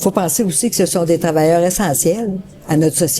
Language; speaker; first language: French; native; French